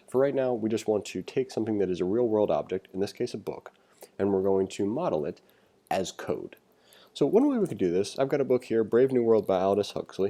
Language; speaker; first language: English; native; English